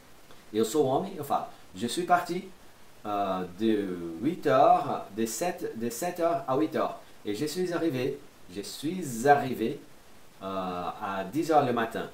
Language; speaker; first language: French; non-native, fluent; Portuguese